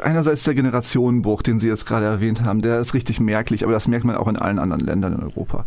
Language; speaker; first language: German; early bilingual, other home language; Polish